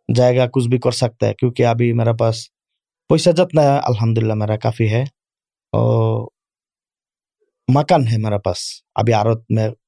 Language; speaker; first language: Urdu; non-native, learner; Bangla